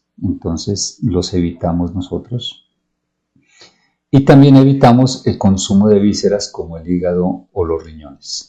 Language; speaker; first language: Spanish; native; Spanish